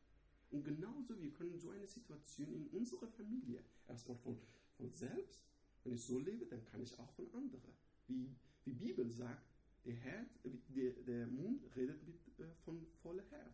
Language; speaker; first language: German; non-native, learner; Persian